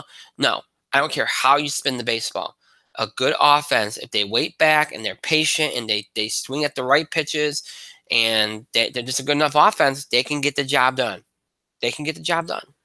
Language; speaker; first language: English; native; English